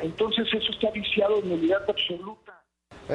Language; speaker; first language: Spanish; native; Spanish